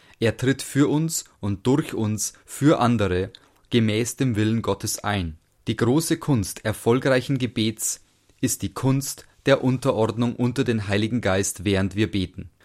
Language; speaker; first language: German; non-native, fluent; English